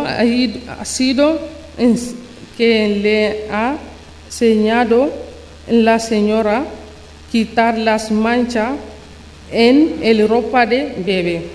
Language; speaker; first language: Spanish; non-native, learner; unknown